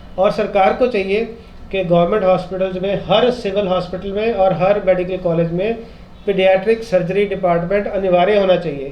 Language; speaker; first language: Hindi; non-native, local second language; Punjabi